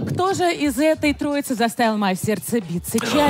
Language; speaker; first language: Russian; native; Russian